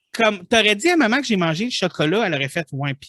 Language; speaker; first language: French; native; French